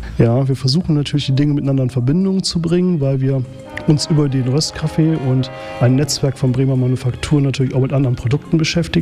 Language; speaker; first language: German; native; German